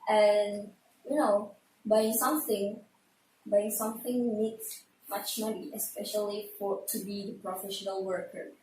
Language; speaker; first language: English; non-native, learner; Indonesian